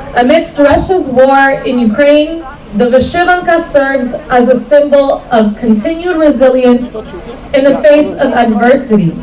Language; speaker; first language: English; early bilingual, other home language; Ukrainian